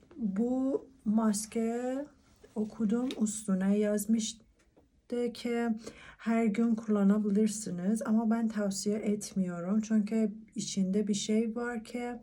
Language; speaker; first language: Turkish; non-native, learner; Persian